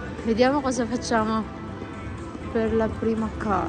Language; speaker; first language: Italian; non-native, learner; Filipino